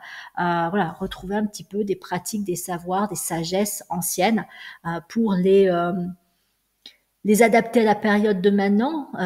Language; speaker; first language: French; native; French